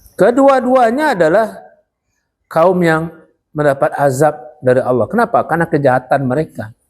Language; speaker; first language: Malay; non-native, local second language; Minangkabau